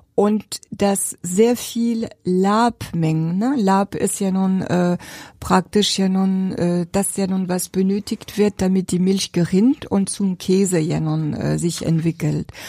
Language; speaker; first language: German; non-native, fluent; French